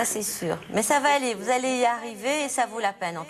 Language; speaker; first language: French; native; French